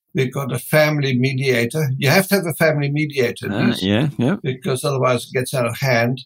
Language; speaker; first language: English; non-native, fluent; Dutch